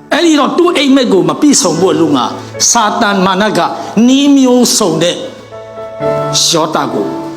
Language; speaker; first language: Burmese; non-native, local second language; Tedim Chin